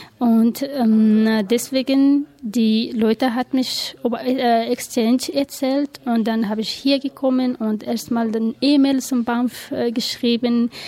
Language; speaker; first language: German; non-native, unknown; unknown